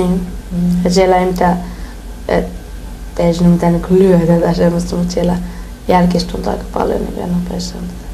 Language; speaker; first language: Finnish; early bilingual, other home language; Persian